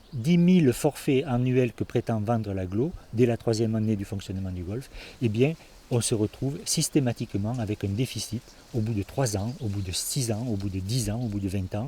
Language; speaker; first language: French; native; French